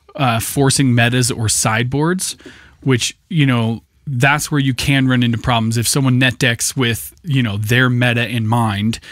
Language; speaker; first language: English; native; English